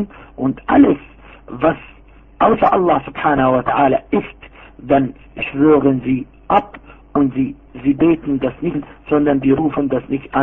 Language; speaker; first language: German; non-native, fluent; Arabic